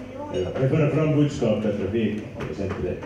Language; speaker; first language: Swedish; native; Swedish